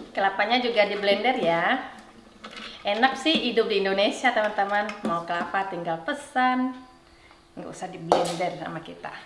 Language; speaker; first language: Indonesian; native; Indonesian